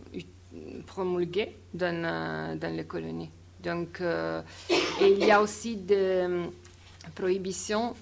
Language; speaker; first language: French; non-native, fluent; Italian